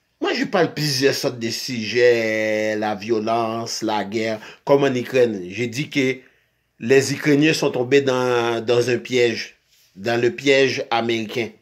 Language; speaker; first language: French; non-native, local second language; Haitian Creole